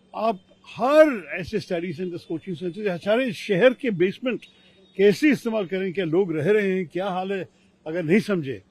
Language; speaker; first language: Hindi; non-native, local second language; Malayalam